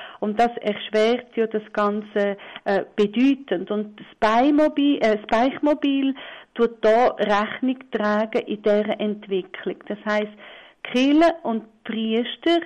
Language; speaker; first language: German; non-native, local second language; Romansh